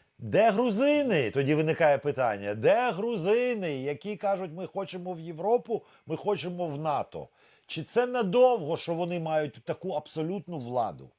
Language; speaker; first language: Ukrainian; native; Ukrainian